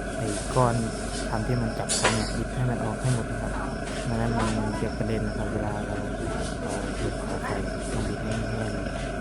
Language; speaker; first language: Thai; non-native, local second language; Hmong